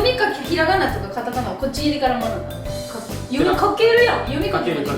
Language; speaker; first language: Japanese; native; Japanese